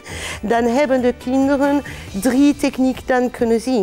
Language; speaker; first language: Dutch; non-native, fluent; French